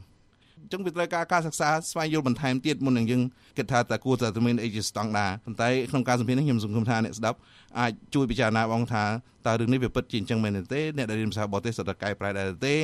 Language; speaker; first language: Khmer; native; Khmer